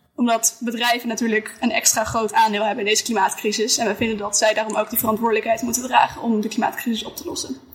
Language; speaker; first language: Dutch; native; Dutch